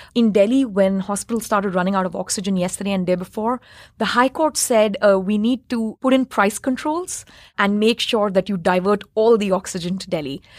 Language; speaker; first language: English; non-native, local second language; Hindi